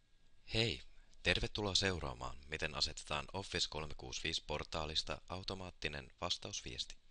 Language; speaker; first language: Finnish; native; Finnish